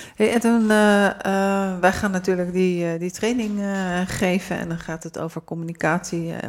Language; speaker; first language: Dutch; native; Dutch